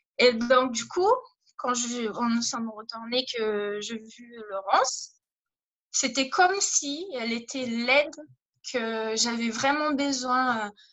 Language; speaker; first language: French; non-native, fluent; Portuguese